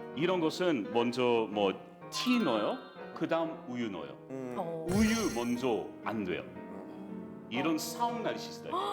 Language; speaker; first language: Korean; non-native, fluent; English